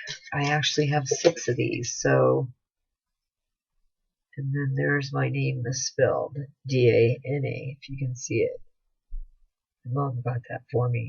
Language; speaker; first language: English; native; English